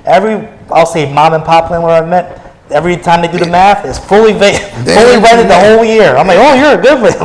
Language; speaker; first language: English; native; English